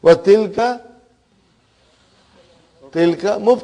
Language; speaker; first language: Arabic; non-native, fluent; Urdu